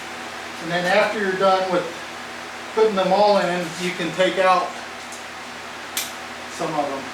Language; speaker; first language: English; native; English